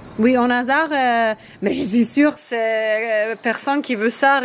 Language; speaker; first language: French; non-native, learner; Japanese